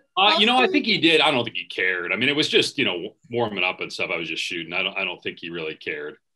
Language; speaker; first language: English; native; English